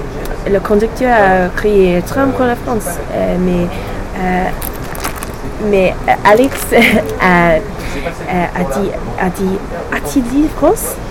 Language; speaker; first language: French; non-native, learner; English